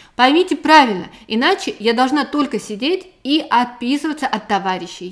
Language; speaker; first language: Russian; native; Russian